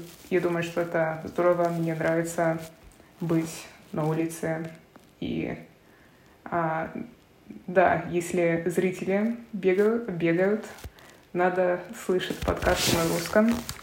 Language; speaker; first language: Russian; non-native, fluent; English